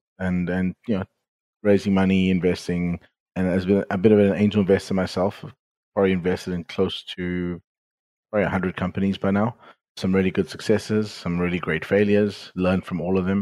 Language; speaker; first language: English; native; English